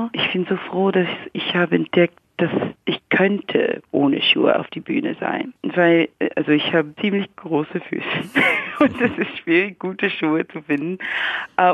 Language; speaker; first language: German; non-native, fluent; English